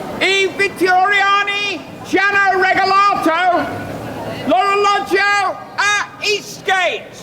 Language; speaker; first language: Italian; non-native, learner; English